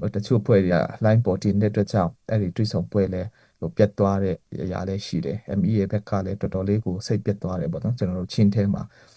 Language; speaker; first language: Burmese; non-native, local second language; Hakha Chin